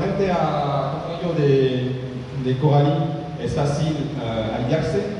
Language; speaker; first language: Spanish; non-native, learner; French